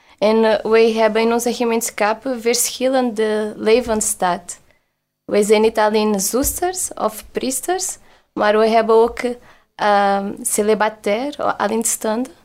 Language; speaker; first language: Dutch; non-native, learner; Portuguese